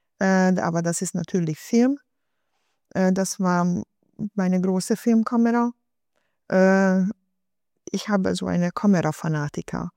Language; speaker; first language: German; non-native, fluent; Hungarian